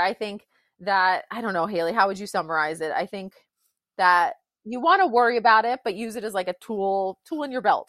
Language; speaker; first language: English; native; English